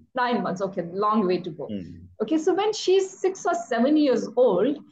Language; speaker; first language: English; non-native, local second language; Hindi